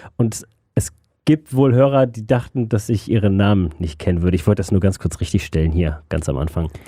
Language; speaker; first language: German; native; German